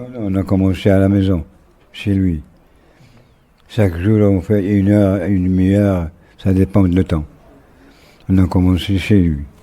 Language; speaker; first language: French; non-native, local second language; Arabic